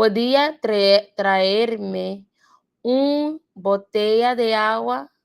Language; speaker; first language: Spanish; non-native, learner; English